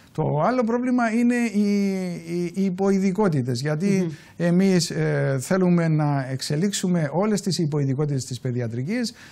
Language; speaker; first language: Greek; native; Greek